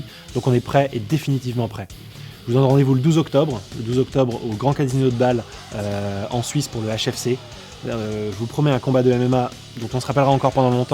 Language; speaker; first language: French; native; French